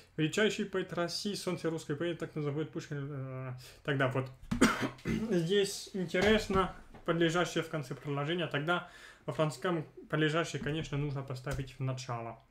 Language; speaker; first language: Russian; non-native, fluent; French